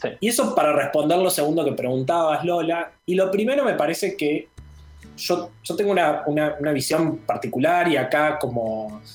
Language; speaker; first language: Spanish; native; Spanish